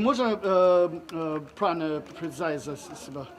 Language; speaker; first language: Russian; non-native, learner; English